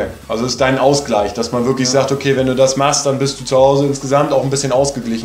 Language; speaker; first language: German; native; German